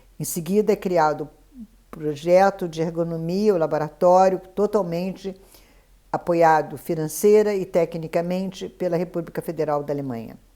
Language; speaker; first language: Portuguese; native; Portuguese